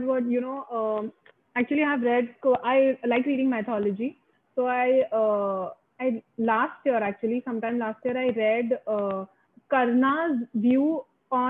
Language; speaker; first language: English; non-native, local second language; Marathi